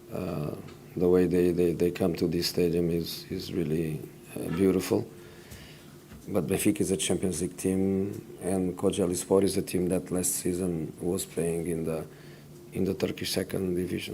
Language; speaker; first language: English; non-native, fluent; Portuguese